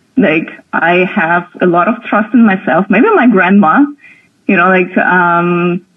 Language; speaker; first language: English; non-native, fluent; Russian